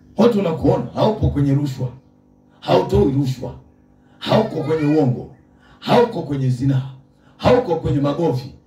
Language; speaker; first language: Swahili; native; Swahili